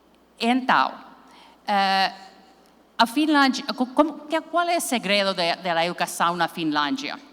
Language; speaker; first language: Portuguese; non-native, learner; Finnish